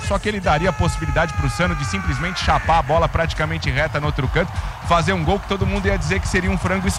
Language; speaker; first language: Portuguese; native; Portuguese